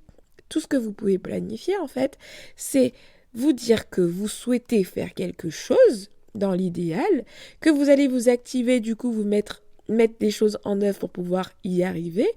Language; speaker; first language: French; native; French